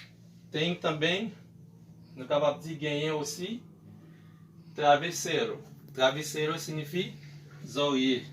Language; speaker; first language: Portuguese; non-native, learner; Haitian Creole